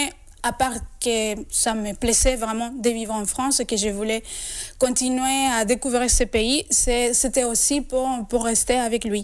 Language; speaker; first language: French; non-native, fluent; Spanish